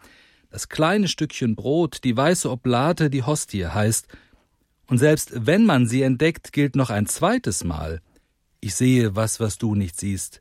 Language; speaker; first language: German; native; German